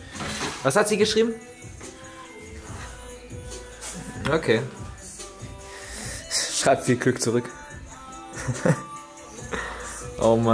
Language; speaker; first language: German; native; German